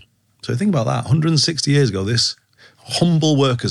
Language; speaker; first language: English; native; English